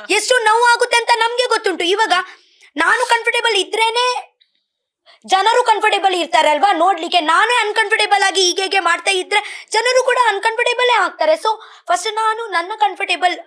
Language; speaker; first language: Kannada; non-native, local second language; Tulu